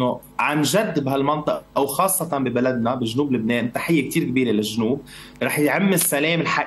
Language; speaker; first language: Arabic; native; Arabic